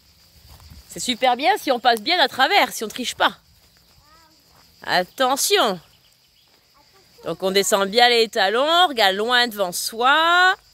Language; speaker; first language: French; native; French